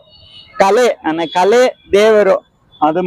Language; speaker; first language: Kannada; non-native, local second language; Tamil